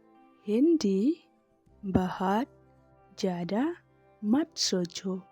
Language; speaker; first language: Hindi; non-native, local second language; Khasi